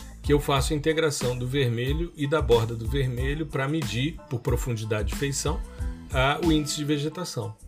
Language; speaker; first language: Portuguese; native; Portuguese